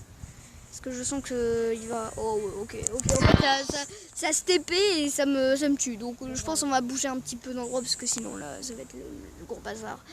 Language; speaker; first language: French; native; French